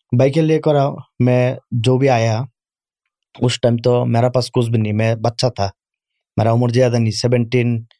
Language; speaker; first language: Urdu; non-native, learner; Bangla